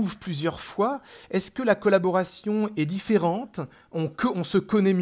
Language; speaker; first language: French; native; French